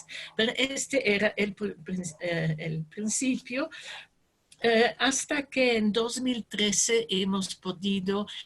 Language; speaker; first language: Spanish; non-native, fluent; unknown